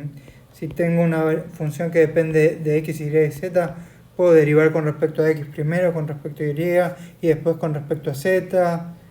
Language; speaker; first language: Spanish; native; Spanish